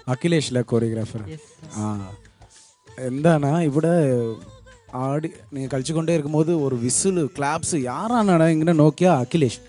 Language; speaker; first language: Malayalam; non-native, learner; Tamil